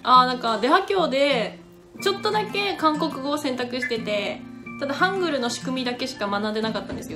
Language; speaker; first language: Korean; non-native, learner; Japanese